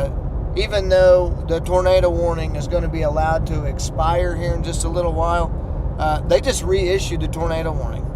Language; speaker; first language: English; native; English